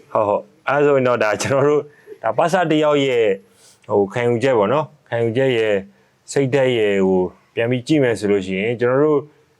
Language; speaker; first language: Burmese; native; Burmese